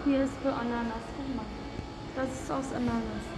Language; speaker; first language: German; non-native, learner; Hiligaynon